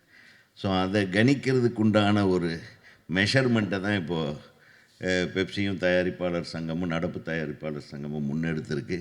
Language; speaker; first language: Tamil; native; Tamil